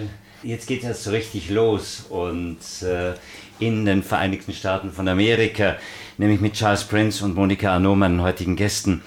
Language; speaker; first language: German; native; German